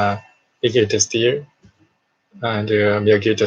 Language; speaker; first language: German; non-native, learner; Japanese